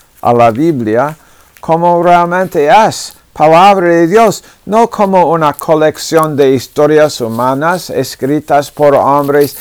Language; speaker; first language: Spanish; non-native, fluent; English